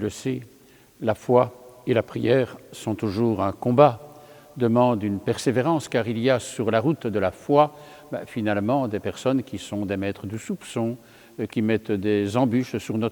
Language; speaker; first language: French; native; French